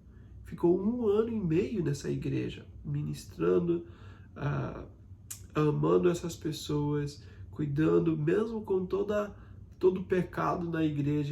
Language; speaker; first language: Portuguese; non-native, fluent; English